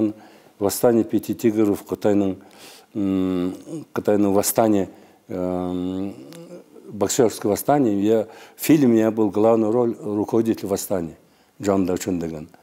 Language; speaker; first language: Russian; non-native, local second language; Kyrgyz